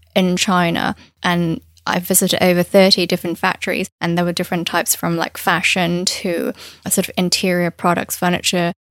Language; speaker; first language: English; non-native, fluent; Chinese